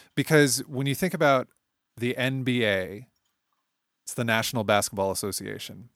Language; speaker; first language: English; native; English